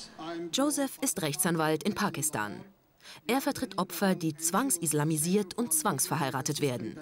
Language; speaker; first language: German; native; German